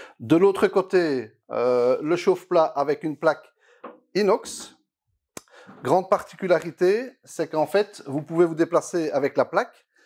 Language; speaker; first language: French; native; French